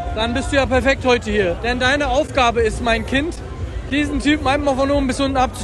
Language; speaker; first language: German; native; German